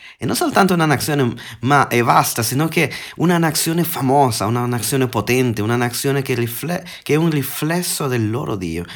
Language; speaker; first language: Italian; non-native, fluent; Spanish